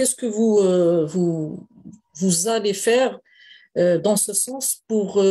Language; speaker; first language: French; non-native, local second language; Arabic